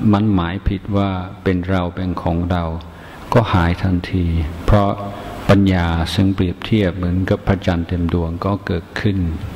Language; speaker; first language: Thai; non-native, fluent; English